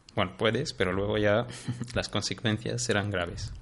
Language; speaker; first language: Spanish; non-native, fluent; Arabic